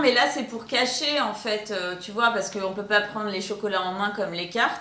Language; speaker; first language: French; native; French